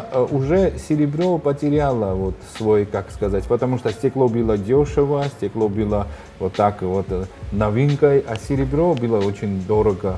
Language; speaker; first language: Russian; non-native, fluent; Georgian